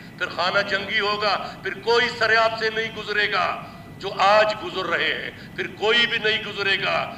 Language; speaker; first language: Urdu; non-native, local second language; Baluchi